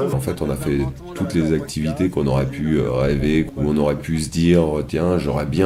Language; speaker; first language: French; native; French